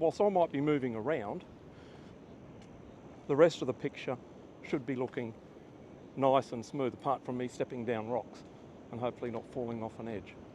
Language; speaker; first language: English; native; English